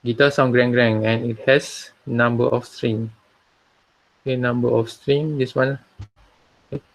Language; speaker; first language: English; non-native, local second language; Malay